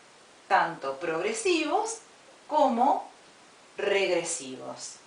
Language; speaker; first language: Spanish; native; Spanish